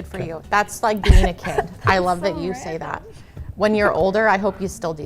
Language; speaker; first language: English; native; English